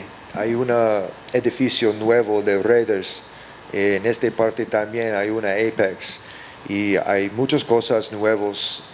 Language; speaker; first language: Spanish; early bilingual, heritage; English